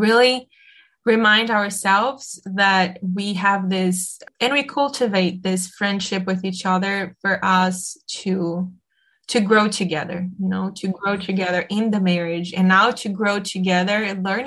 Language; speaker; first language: English; non-native, fluent; Portuguese